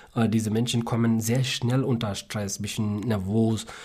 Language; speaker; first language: German; non-native, learner; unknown